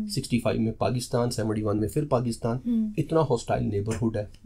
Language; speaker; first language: Hindi; native; Hindi